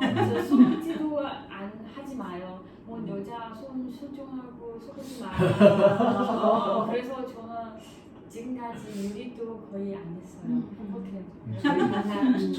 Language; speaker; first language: Korean; non-native, learner; Chinese